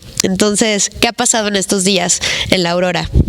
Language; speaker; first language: Spanish; native; Spanish